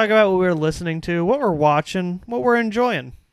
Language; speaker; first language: English; native; English